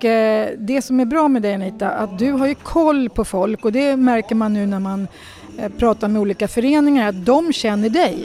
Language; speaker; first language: Swedish; native; Swedish